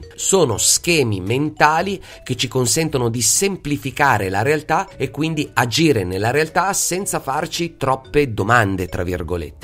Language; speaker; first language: Italian; native; Italian